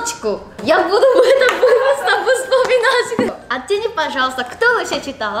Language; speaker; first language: Russian; non-native, learner; Korean